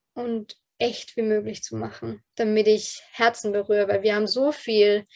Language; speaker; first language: German; early bilingual, other home language; Polish